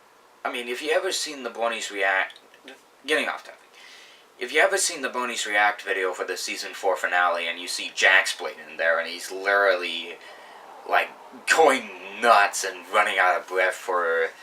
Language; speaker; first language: English; native; English